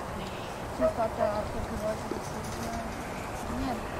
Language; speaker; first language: Italian; non-native, local second language; Slovenian